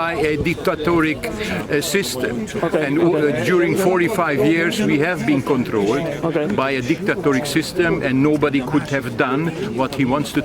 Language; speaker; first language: English; non-native, fluent; Hungarian